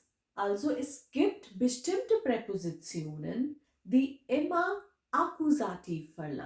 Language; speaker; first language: German; non-native, fluent; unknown